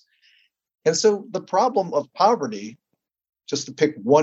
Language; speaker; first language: English; native; English